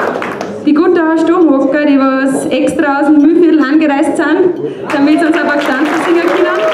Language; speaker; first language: German; native; German